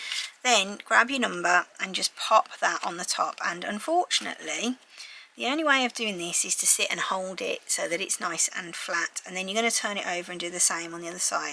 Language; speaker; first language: English; native; English